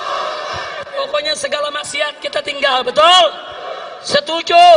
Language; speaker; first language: Indonesian; native; Indonesian